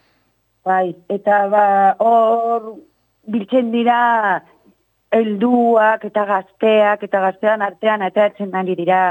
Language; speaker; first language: Basque; non-native, local second language; Spanish